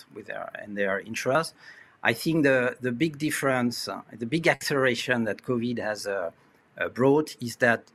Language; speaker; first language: English; non-native, fluent; French